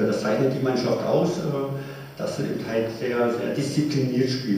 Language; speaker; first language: German; native; German